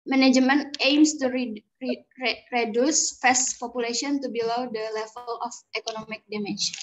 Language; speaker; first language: English; non-native, learner; Indonesian